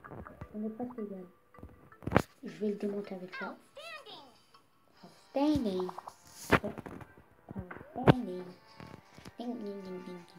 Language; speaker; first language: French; native; French